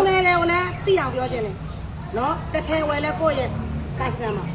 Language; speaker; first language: Burmese; native; Burmese